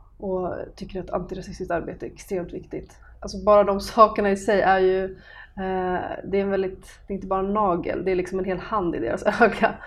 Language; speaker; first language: Swedish; early bilingual, other home language; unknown